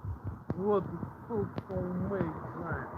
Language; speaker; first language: English; non-native, learner; Russian